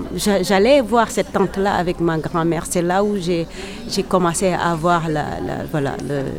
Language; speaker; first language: French; non-native, local second language; Serer